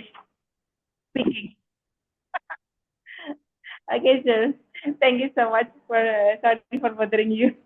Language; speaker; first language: English; non-native, fluent; Indonesian